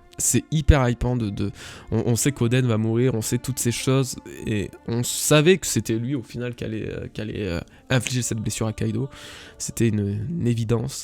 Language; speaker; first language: French; native; French